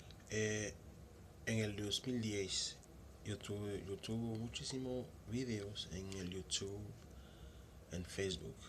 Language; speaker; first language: Spanish; non-native, local second language; Haitian Creole